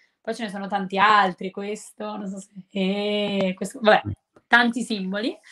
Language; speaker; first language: Italian; native; Italian